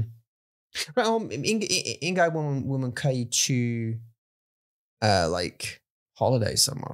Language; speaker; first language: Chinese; non-native, learner; English